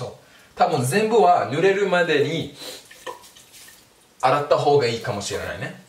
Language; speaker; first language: Japanese; non-native, fluent; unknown